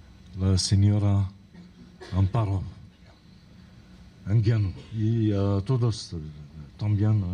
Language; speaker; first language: Spanish; non-native, fluent; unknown